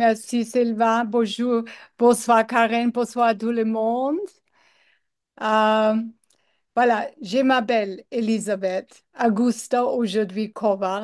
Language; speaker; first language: French; non-native, learner; English